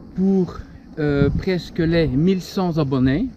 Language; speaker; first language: French; native; French